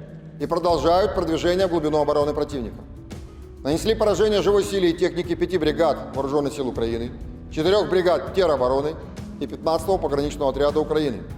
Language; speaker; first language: Russian; native; Russian